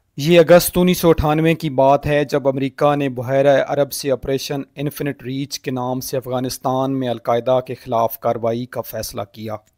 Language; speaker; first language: Urdu; native; Urdu